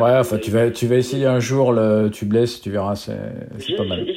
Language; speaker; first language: French; native; French